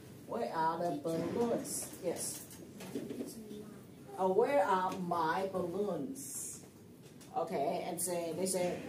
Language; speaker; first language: English; non-native, fluent; Chinese